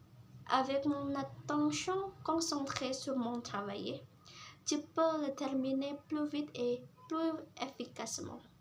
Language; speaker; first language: French; non-native, learner; Indonesian